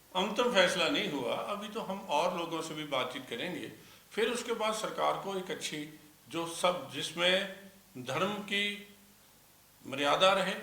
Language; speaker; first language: Hindi; non-native, local second language; Punjabi